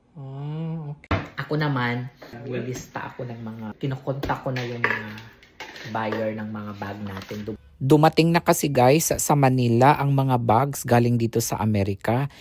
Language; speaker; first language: Filipino; non-native, local second language; Cebuano